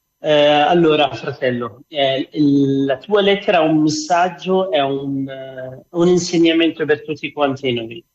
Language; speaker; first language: Italian; non-native, fluent; Arabic